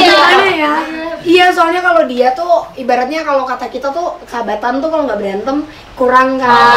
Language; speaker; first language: Indonesian; native; Indonesian